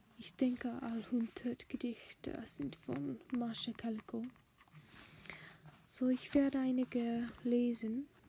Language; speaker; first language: German; non-native, learner; English